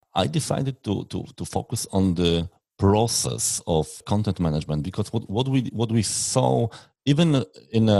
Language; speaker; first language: English; non-native, fluent; Polish